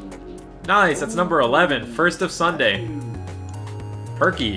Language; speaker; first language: English; native; English